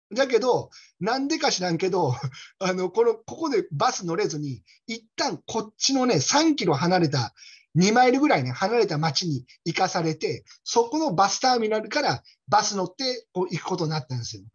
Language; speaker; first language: Japanese; native; Japanese